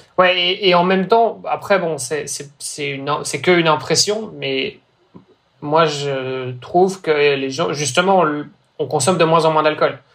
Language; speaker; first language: French; native; French